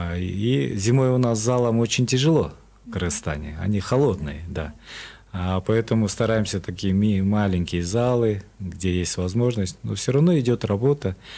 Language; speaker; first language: Russian; non-native, local second language; Kyrgyz